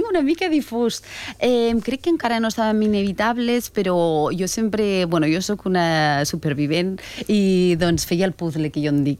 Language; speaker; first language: Catalan; native; Catalan